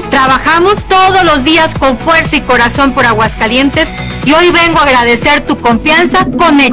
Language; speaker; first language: Spanish; native; Spanish